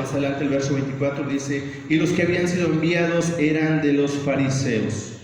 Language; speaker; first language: Spanish; native; Spanish